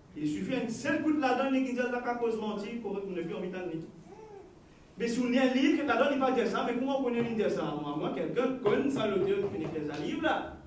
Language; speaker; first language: French; non-native, local second language; Haitian Creole